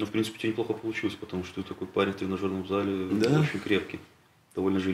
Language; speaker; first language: Russian; native; Russian